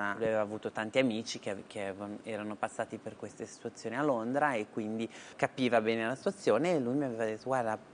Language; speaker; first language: Italian; native; Italian